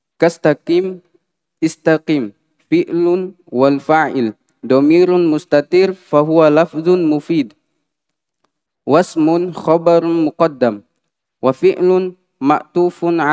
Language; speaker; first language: Arabic; non-native, learner; Indonesian